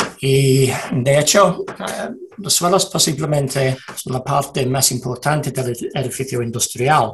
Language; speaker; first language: Spanish; non-native, learner; English